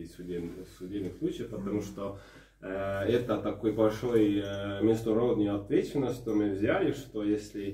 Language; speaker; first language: Russian; non-native, fluent; Estonian